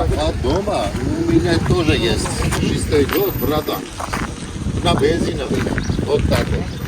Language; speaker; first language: Russian; non-native, fluent; Armenian